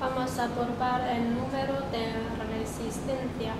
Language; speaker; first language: Spanish; non-native, learner; Chinese